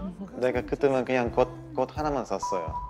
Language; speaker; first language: Korean; non-native, learner; Bulgarian